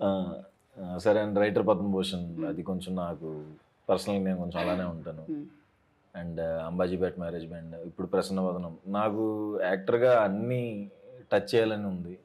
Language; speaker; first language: Telugu; native; Telugu